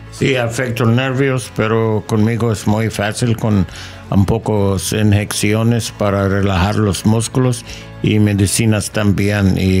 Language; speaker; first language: Spanish; non-native, learner; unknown